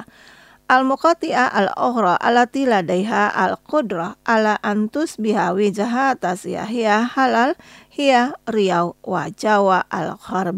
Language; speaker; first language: Arabic; non-native, fluent; Indonesian